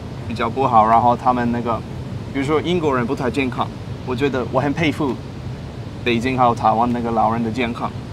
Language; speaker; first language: Chinese; non-native, fluent; English